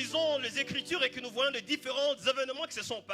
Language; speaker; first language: French; native; French